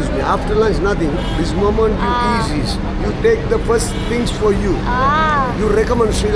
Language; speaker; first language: English; non-native, learner; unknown